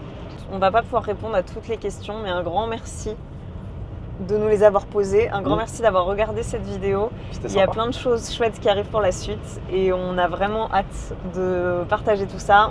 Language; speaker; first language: French; native; French